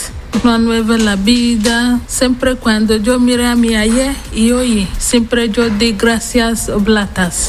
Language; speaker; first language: Spanish; non-native, learner; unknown